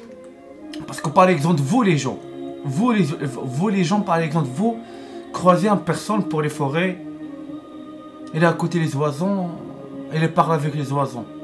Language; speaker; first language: French; non-native, learner; Arabic